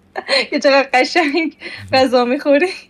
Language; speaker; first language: Persian; native; Persian